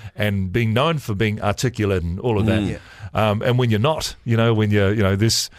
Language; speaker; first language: English; native; English